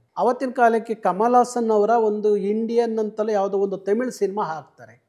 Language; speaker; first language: Kannada; native; Kannada